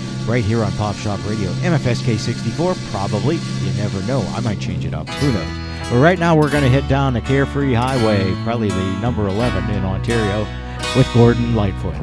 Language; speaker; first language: English; native; English